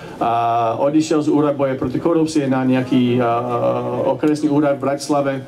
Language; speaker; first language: Slovak; non-native, fluent; English